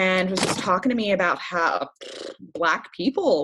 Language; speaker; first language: English; early bilingual, other home language; French